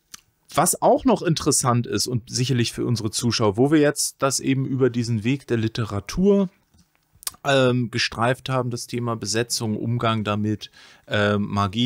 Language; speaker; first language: German; native; German